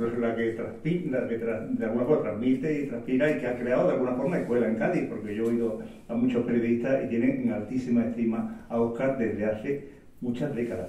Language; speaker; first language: Spanish; native; Spanish